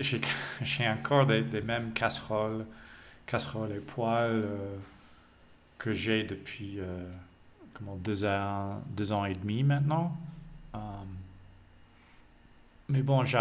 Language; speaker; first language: French; non-native, learner; English